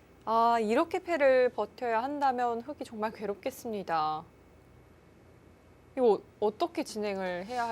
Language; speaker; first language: Korean; native; Korean